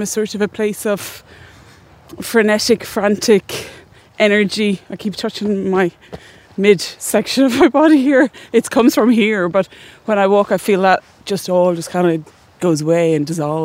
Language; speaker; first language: English; native; English